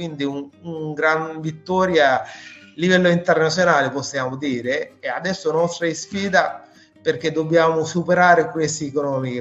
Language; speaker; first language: Italian; non-native, fluent; Sinhala